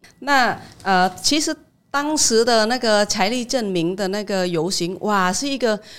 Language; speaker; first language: Chinese; non-native, fluent; Vietnamese